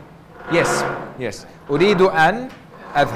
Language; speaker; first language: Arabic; non-native, fluent; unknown